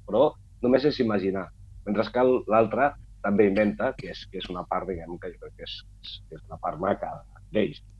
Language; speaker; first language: Catalan; non-native, local second language; Spanish